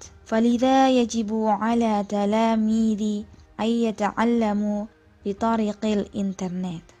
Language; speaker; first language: Arabic; non-native, learner; Indonesian